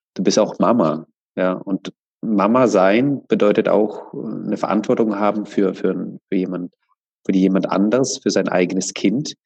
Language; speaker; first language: German; native; German